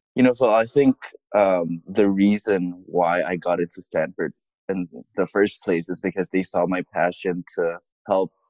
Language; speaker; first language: English; non-native, fluent; Indonesian